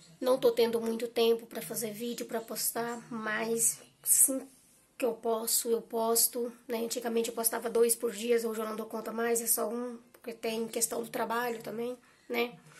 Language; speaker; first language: Portuguese; native; Portuguese